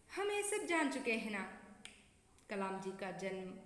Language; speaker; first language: Hindi; non-native, local second language; Kannada